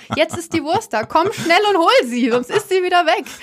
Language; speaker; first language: German; native; German